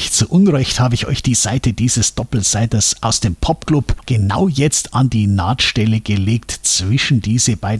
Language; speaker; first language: German; native; German